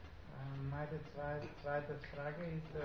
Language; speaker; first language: German; non-native, learner; Macedonian